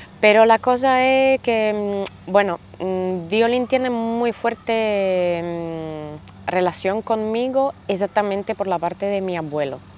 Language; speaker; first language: Spanish; non-native, fluent; Slovak